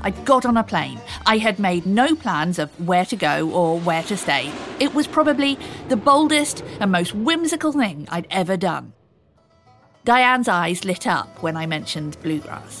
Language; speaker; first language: English; native; English